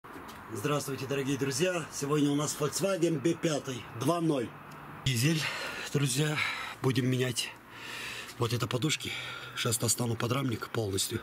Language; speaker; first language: Russian; non-native, fluent; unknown